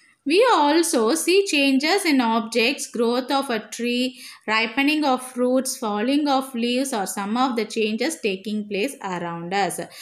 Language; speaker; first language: English; non-native, local second language; Tamil